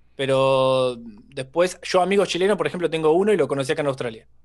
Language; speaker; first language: Spanish; native; Spanish